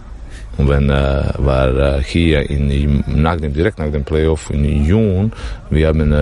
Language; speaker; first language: German; non-native, learner; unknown